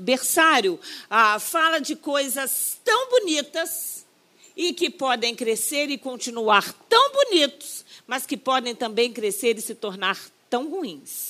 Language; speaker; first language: Portuguese; native; Portuguese